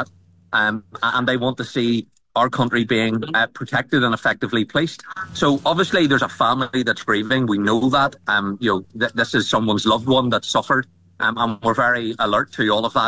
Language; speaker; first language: English; native; English